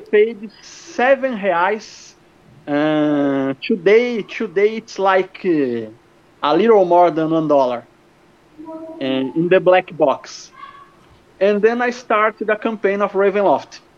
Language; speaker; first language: English; non-native, fluent; Portuguese